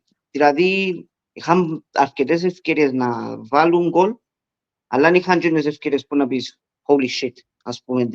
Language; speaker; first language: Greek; early bilingual, heritage; Greek